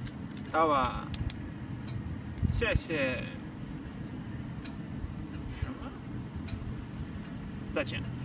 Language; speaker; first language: Chinese; non-native, learner; English